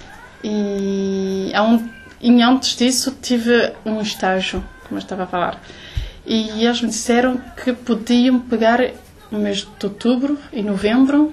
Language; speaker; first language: Portuguese; early bilingual, heritage; Portuguese